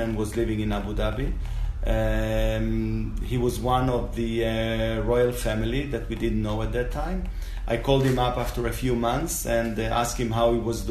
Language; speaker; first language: English; non-native, fluent; Spanish